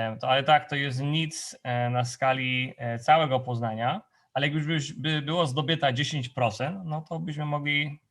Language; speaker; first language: Polish; non-native, fluent; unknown